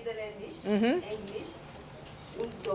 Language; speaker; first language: German; non-native, learner; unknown